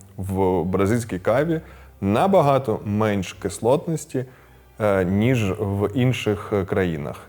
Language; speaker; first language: Ukrainian; non-native, local second language; Russian